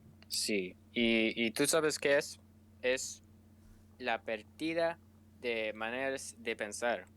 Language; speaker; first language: Spanish; non-native, learner; English